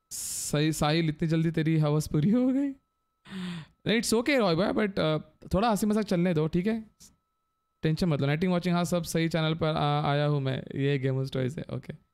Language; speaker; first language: Hindi; non-native, local second language; Marathi